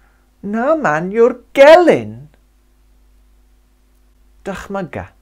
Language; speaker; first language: Welsh; non-native, local second language; English